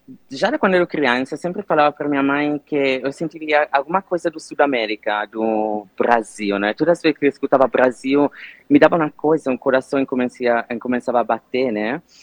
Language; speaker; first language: Portuguese; non-native, fluent; Italian